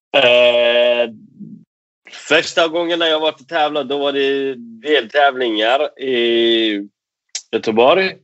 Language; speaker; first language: Swedish; non-native, fluent; Persian